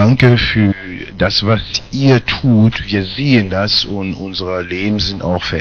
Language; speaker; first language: German; non-native, fluent; French